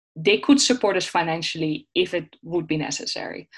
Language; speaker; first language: English; non-native, fluent; Dutch